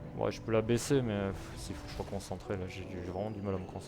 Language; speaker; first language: French; native; French